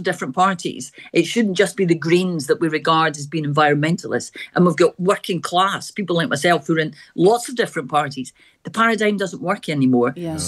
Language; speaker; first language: English; native; English